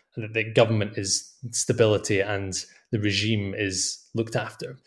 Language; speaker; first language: English; native; English